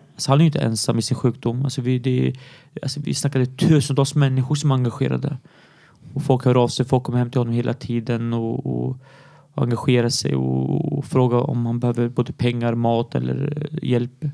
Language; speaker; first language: Swedish; early bilingual, other home language; Arabic